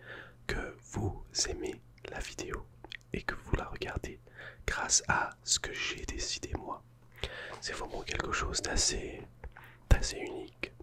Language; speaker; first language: French; non-native, fluent; English